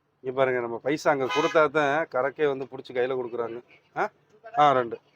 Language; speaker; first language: Tamil; native; Tamil